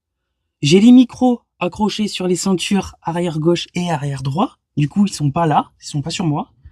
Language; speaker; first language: French; native; French